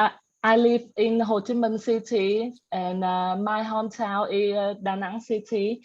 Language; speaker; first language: English; non-native, learner; Vietnamese